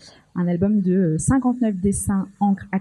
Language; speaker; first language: French; native; French